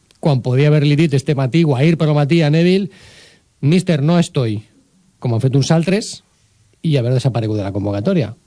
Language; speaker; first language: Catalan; native; Catalan